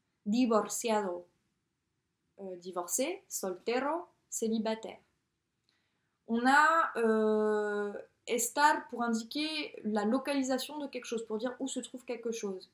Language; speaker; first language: French; native; French